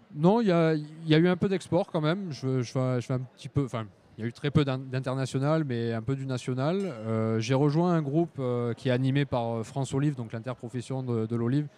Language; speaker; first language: French; native; French